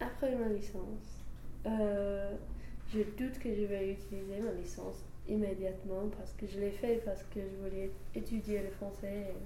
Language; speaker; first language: French; non-native, fluent; English